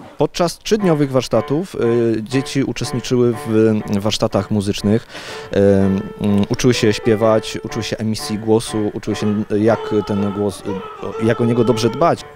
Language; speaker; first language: Polish; native; Polish